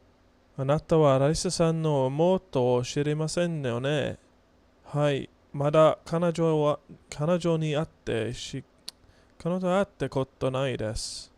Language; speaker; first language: Japanese; non-native, learner; English